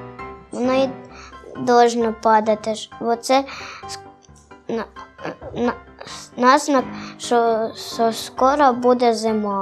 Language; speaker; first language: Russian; non-native, local second language; Ukrainian